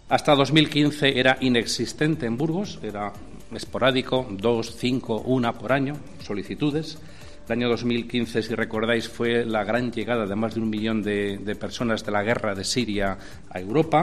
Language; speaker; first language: Spanish; native; Spanish